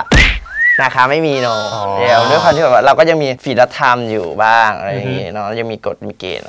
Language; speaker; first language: Thai; native; Thai